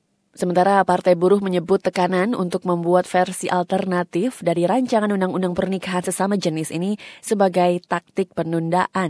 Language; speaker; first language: Indonesian; native; Indonesian